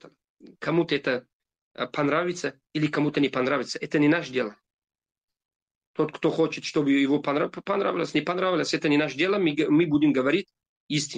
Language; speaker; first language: Russian; non-native, fluent; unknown